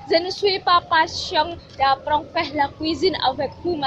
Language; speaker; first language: French; non-native, learner; Indonesian